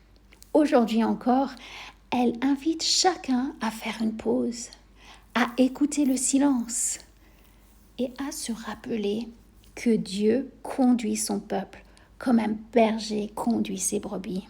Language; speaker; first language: French; native; French